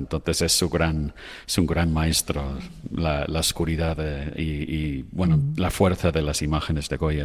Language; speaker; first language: Spanish; non-native, fluent; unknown